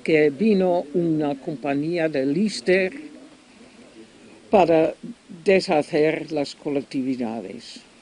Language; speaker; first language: Spanish; non-native, fluent; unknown